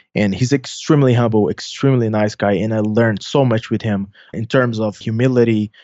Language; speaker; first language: English; non-native, fluent; Portuguese